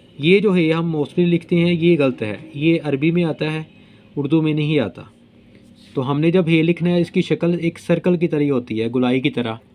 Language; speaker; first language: Urdu; non-native, local second language; Punjabi